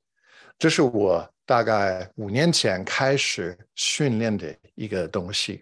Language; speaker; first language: Chinese; non-native, fluent; English